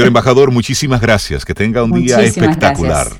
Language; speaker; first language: Spanish; native; Spanish